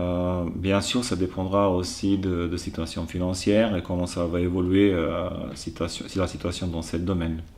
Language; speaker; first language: French; non-native, fluent; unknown